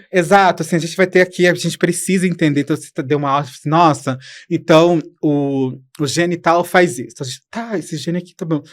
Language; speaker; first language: Portuguese; native; Portuguese